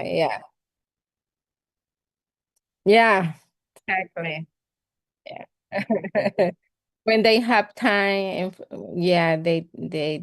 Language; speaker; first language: English; non-native, learner; Spanish